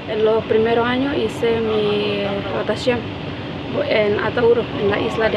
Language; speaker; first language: Spanish; non-native, learner; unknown